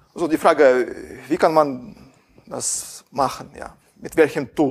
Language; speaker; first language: German; non-native, fluent; Russian